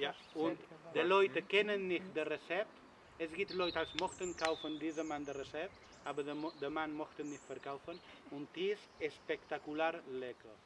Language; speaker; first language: German; non-native, learner; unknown